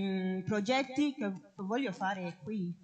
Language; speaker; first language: Italian; non-native, fluent; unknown